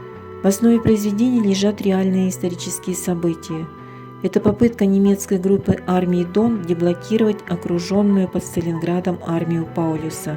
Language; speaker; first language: Russian; native; Russian